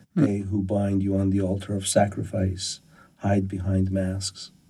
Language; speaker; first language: English; early bilingual, other home language; Persian